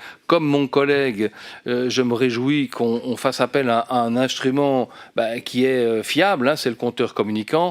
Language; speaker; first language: French; native; French